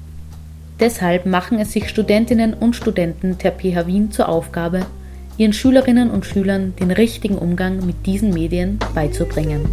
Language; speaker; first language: German; native; German